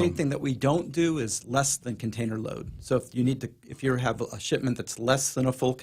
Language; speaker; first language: English; native; English